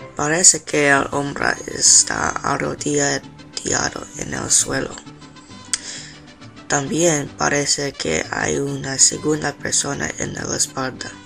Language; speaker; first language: Spanish; non-native, learner; English